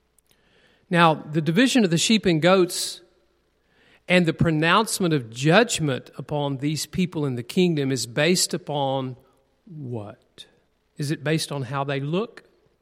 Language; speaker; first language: English; native; English